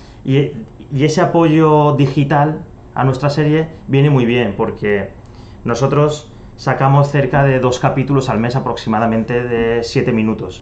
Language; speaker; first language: Spanish; native; Spanish